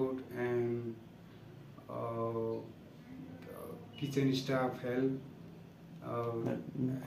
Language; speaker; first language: English; non-native, learner; Nepali